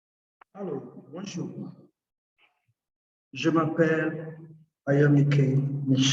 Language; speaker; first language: French; non-native, fluent; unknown